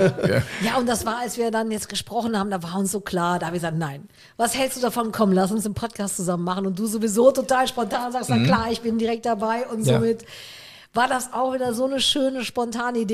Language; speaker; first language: German; native; German